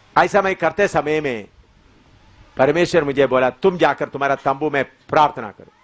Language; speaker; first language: Hindi; non-native, local second language; Malayalam